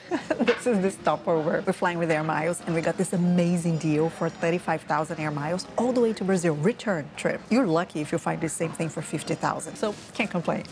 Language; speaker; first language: English; non-native, fluent; Portuguese